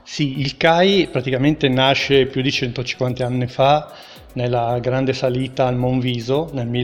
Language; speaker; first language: Italian; native; Italian